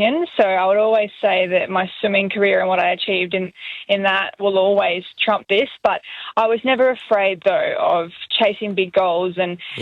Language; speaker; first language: English; native; English